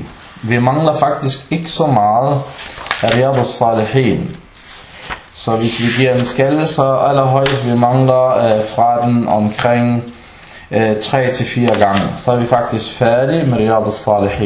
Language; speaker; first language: Danish; early bilingual, other home language; Arabic